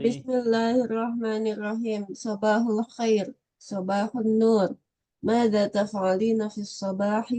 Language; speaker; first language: Arabic; non-native, learner; Indonesian